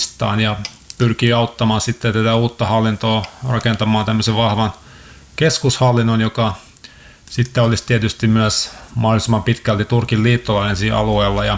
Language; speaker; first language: Finnish; native; Finnish